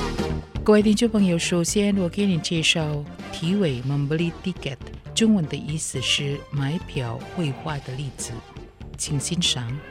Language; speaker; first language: Chinese; non-native, fluent; Indonesian